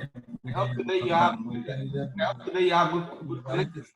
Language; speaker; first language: English; non-native, learner; Arabic